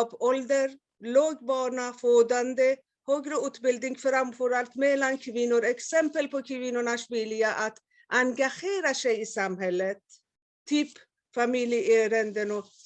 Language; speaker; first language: Swedish; non-native, fluent; Persian